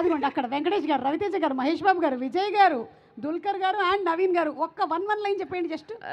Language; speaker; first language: Telugu; native; Telugu